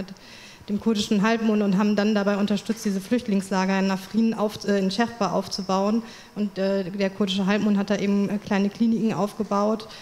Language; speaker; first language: German; native; German